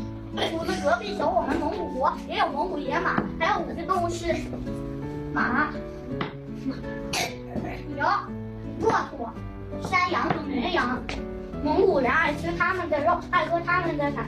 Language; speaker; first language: Chinese; early bilingual, other home language; Mongolian